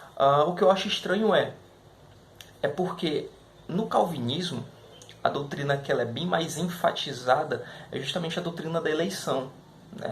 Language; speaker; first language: Portuguese; native; Portuguese